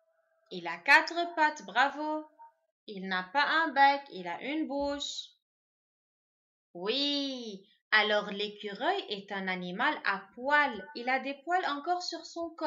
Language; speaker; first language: French; non-native, local second language; Arabic